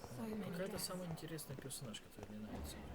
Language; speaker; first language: Russian; native; Russian